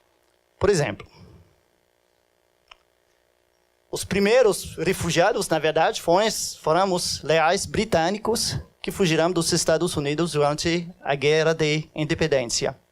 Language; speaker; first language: Portuguese; non-native, fluent; French